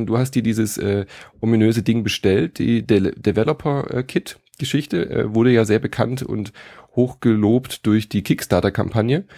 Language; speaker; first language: German; native; German